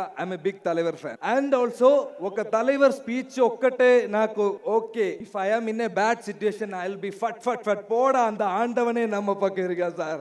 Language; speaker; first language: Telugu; non-native, learner; Malayalam